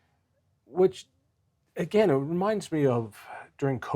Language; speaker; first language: English; native; English